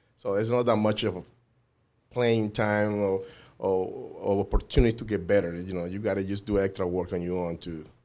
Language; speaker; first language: English; non-native, fluent; Spanish